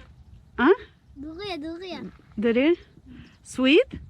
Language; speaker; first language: English; non-native, learner; Italian